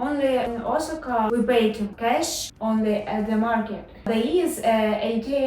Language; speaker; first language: English; non-native, learner; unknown